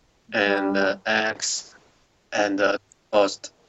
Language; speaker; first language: English; non-native, learner; Chinese